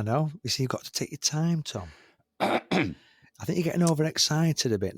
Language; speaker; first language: English; native; English